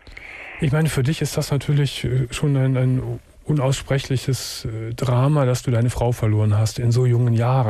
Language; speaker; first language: German; native; German